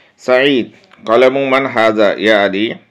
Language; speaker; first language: Arabic; non-native, fluent; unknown